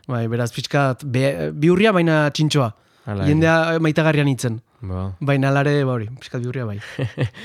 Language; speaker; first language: Basque; non-native, local second language; Spanish